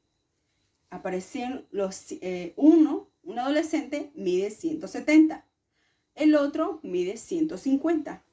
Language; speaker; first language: Spanish; native; Spanish